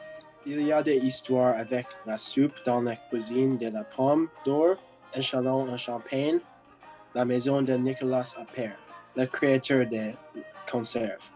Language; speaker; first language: French; non-native, learner; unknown